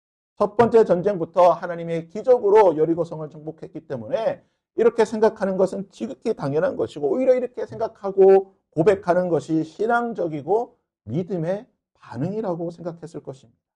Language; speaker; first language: Korean; native; Korean